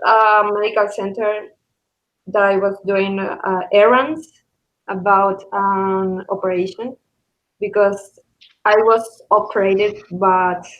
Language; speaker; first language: English; non-native, learner; Spanish